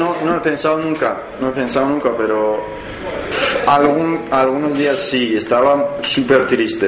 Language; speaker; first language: Spanish; non-native, learner; Persian